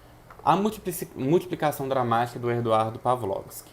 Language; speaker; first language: Portuguese; native; Portuguese